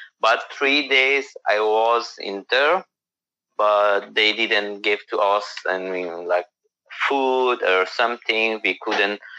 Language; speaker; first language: English; non-native, learner; Persian